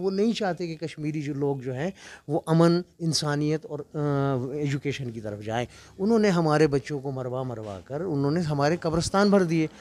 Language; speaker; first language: Urdu; non-native, local second language; Kashmiri